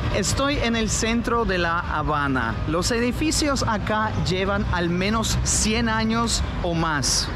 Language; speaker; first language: Spanish; non-native, fluent; Romanian